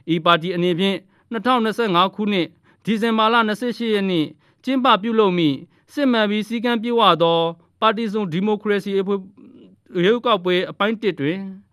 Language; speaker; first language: Burmese; non-native, local second language; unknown